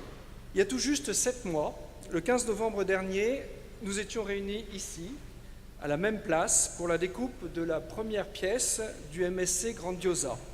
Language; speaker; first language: French; native; French